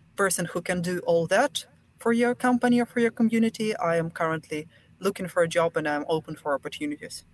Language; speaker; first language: English; non-native, fluent; Russian